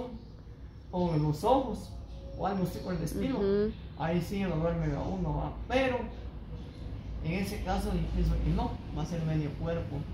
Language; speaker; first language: Spanish; native; Spanish